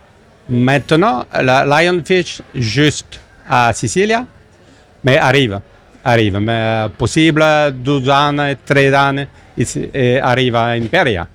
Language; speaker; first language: Italian; non-native, learner; English